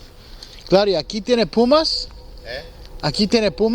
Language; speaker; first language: Spanish; early bilingual, heritage; English